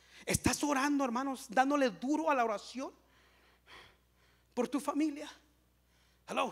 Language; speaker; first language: Spanish; early bilingual, heritage; Spanish